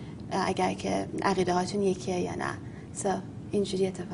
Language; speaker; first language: Persian; native; Persian